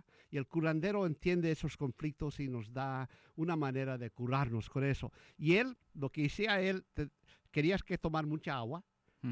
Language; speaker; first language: Spanish; early bilingual, heritage; Spanish